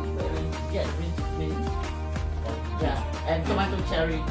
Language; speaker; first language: English; non-native, local second language; Malay